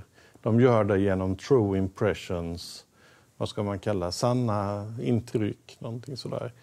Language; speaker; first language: Swedish; native; Swedish